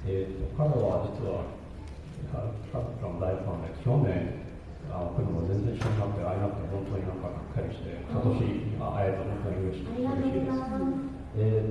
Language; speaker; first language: Japanese; non-native, fluent; English